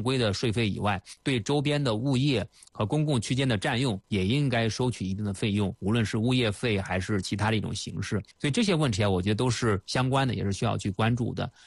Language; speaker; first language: Chinese; native; Chinese